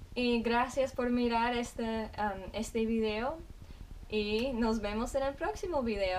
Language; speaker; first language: Spanish; non-native, fluent; English